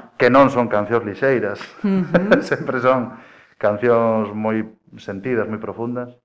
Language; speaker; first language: Galician; native; Galician